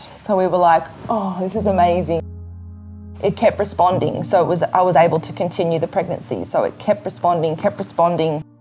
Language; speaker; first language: English; native; English